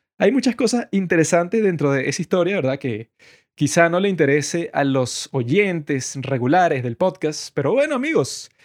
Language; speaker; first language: Spanish; native; Spanish